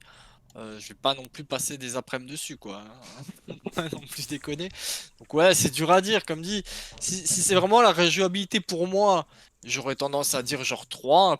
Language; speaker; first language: French; native; French